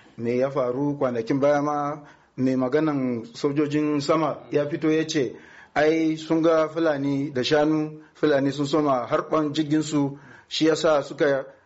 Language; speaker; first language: Hausa; non-native, local second language; Fula